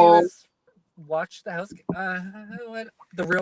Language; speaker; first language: English; native; English